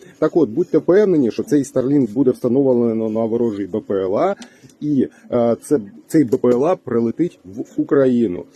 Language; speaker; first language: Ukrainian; native; Ukrainian